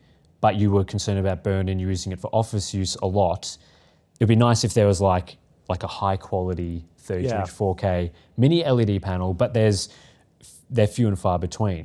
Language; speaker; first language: English; native; English